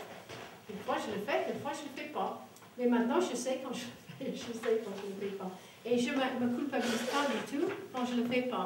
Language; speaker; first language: French; non-native, fluent; English